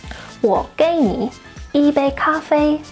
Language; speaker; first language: Chinese; non-native, fluent; German